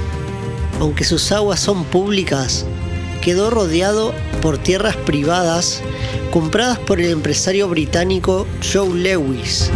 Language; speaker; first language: Spanish; native; Spanish